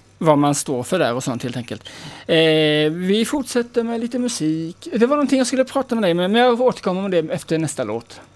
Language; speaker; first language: Swedish; native; Swedish